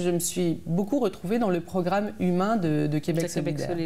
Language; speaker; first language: French; native; French